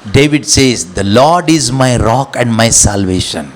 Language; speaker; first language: English; non-native, local second language; Kannada